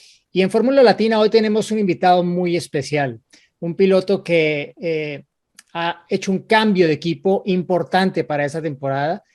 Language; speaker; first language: Spanish; native; Spanish